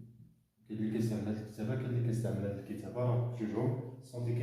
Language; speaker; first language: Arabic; native; Arabic